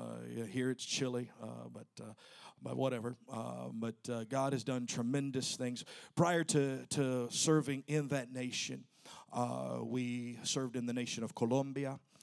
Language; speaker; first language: English; native; English